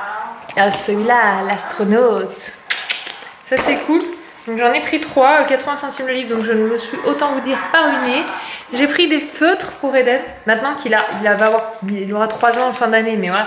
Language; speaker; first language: French; native; French